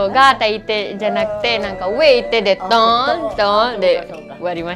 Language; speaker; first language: Japanese; non-native, learner; Hindi